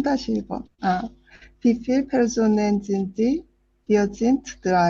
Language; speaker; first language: German; non-native, learner; Korean